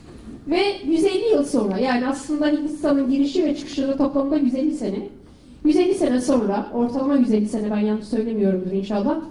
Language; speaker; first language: Turkish; native; Turkish